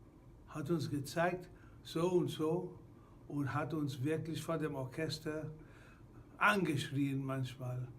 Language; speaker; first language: German; non-native, fluent; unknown